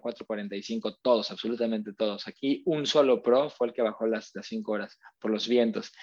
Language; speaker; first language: Spanish; native; Spanish